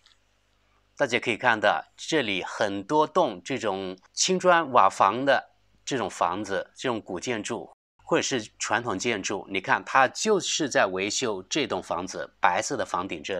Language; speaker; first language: Chinese; native; Chinese